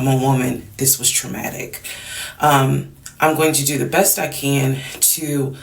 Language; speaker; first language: English; native; English